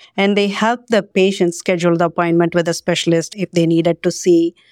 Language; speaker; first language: English; non-native, local second language; Tamil